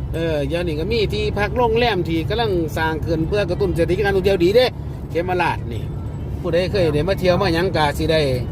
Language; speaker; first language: Thai; native; Thai